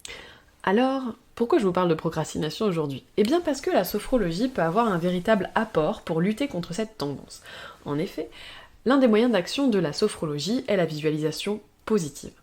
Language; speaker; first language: French; native; French